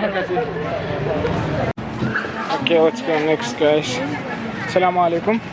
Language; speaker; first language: Indonesian; non-native, learner; Kazakh